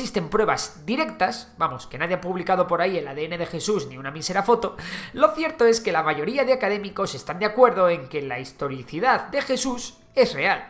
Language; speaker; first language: Spanish; native; Spanish